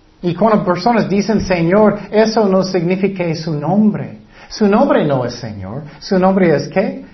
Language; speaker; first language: Spanish; non-native, fluent; English